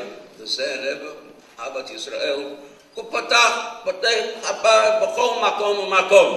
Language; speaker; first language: Hebrew; non-native, fluent; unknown